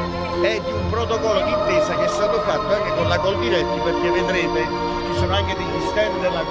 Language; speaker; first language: Italian; native; Italian